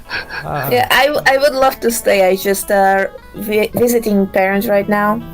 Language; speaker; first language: English; non-native, fluent; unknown